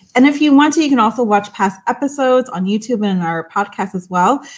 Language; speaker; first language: English; early bilingual, other home language; Spanish